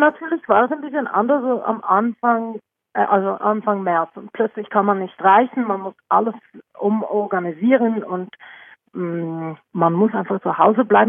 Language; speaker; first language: German; non-native, fluent; Norwegian